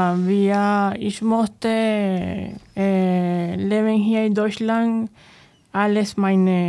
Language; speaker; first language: German; non-native, learner; Spanish